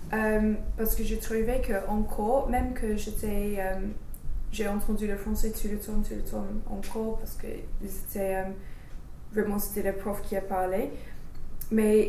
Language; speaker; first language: French; non-native, learner; English